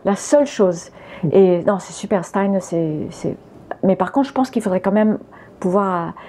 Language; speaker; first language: French; early bilingual, other home language; English